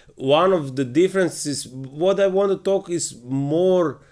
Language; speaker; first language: English; non-native, fluent; Slovenian